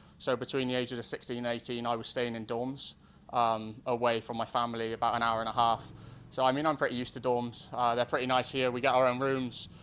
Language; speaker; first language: English; native; English